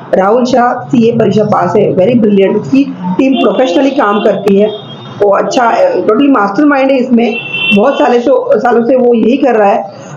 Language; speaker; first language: Hindi; non-native, local second language; Marathi